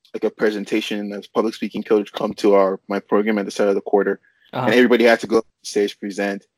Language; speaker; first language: English; non-native, local second language; Yoruba